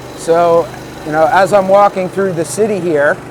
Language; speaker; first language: English; native; English